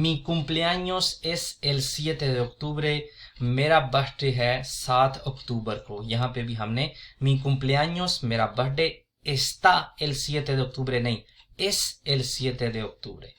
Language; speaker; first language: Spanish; non-native, fluent; Urdu